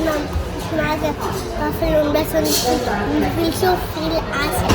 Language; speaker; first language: German; early bilingual, other home language; Telugu